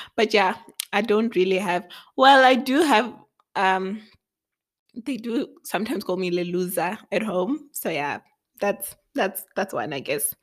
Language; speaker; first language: English; non-native, local second language; Venda